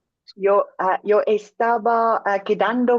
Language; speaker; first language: Spanish; non-native, learner; English